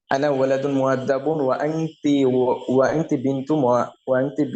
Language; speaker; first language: Arabic; non-native, learner; Bangla